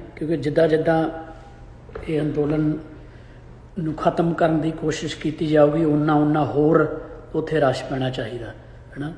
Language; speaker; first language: Punjabi; early bilingual, heritage; Punjabi